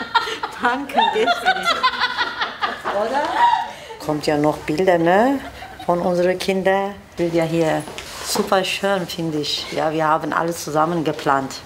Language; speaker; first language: German; non-native, learner; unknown